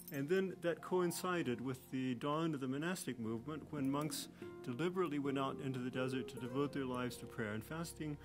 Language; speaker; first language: English; native; English